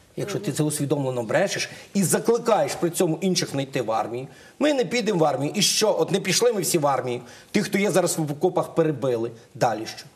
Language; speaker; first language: Ukrainian; native; Ukrainian